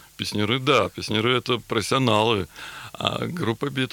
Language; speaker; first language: Russian; native; Russian